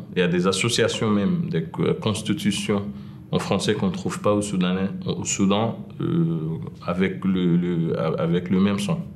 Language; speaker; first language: French; non-native, fluent; Arabic